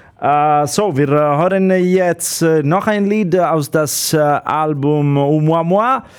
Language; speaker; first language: German; non-native, learner; Italian